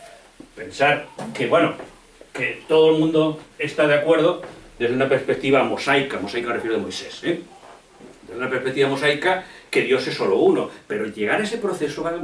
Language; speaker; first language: Spanish; native; Spanish